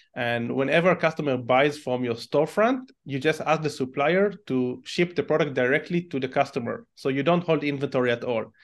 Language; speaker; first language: English; non-native, fluent; Hebrew